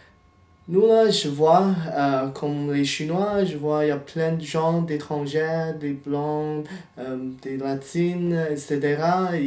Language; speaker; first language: French; non-native, fluent; Chinese